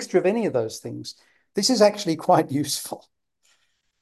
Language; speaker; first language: English; native; English